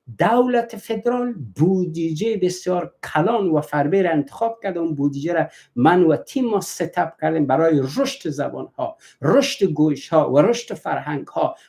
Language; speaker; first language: Persian; native; Persian